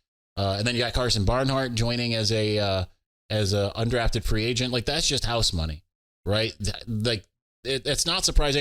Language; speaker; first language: English; native; English